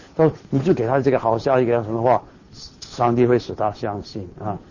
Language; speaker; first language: Chinese; non-native, fluent; English